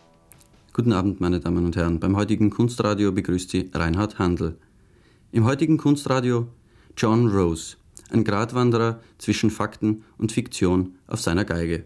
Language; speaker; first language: German; native; German